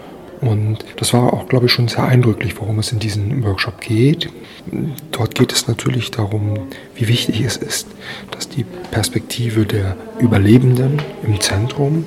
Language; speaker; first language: German; native; German